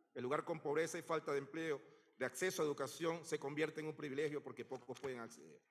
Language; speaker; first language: Spanish; native; Spanish